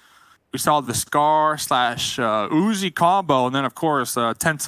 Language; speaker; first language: English; native; English